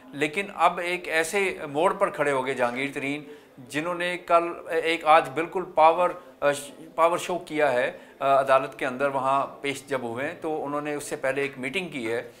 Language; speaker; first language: Urdu; native; Urdu